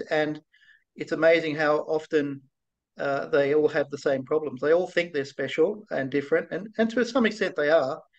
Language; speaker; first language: English; native; English